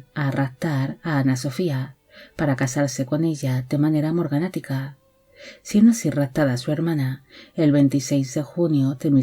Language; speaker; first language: Spanish; native; Spanish